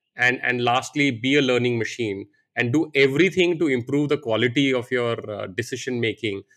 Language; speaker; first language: English; non-native, local second language; Hindi